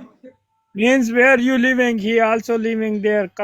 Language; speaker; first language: English; non-native, learner; Hindi